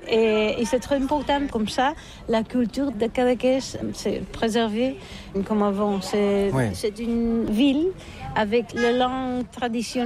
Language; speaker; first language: French; non-native, learner; Catalan